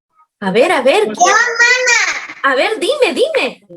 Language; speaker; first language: Spanish; native; Spanish